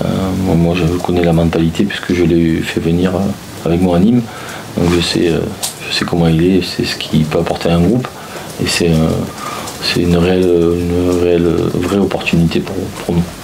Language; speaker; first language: French; native; French